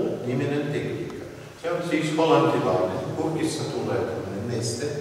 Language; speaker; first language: Finnish; non-native, learner; Russian